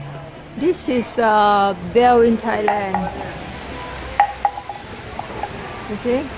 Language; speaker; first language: English; non-native, learner; Thai